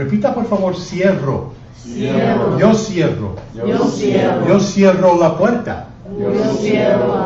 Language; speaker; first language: Spanish; non-native, fluent; English